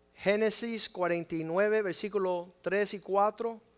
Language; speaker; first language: Spanish; native; Spanish